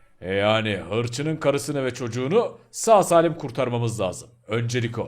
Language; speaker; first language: Turkish; native; Turkish